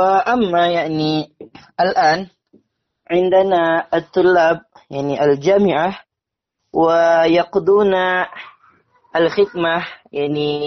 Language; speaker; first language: Arabic; non-native, learner; Indonesian